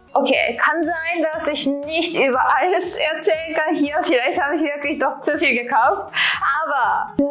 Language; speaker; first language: German; non-native, fluent; Japanese